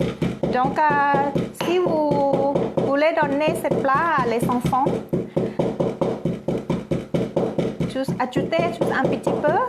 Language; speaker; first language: French; non-native, learner; Thai